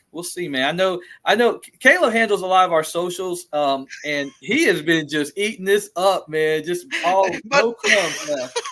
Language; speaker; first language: English; native; English